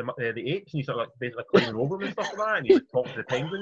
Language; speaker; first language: English; native; English